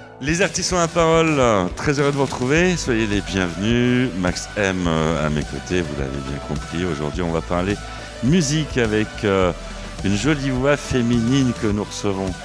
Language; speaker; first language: French; native; French